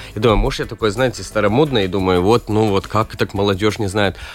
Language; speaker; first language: Russian; non-native, local second language; Latvian